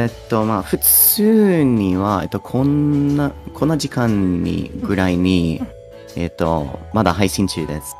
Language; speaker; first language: Japanese; non-native, learner; English